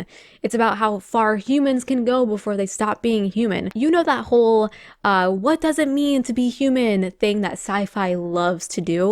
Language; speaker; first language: English; native; English